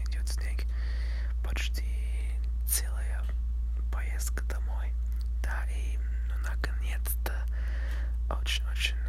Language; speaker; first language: Russian; non-native, learner; English